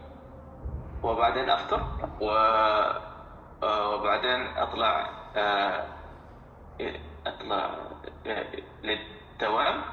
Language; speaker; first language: Arabic; non-native, learner; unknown